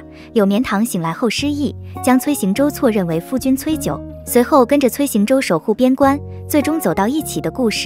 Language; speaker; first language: Chinese; native; Chinese